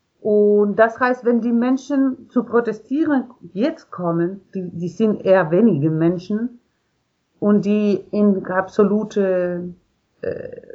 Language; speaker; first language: German; non-native, learner; Spanish